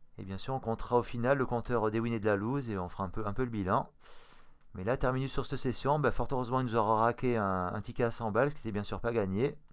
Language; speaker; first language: French; native; French